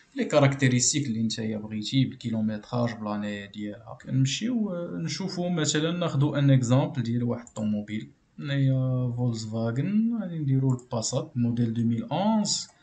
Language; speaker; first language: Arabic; native; Arabic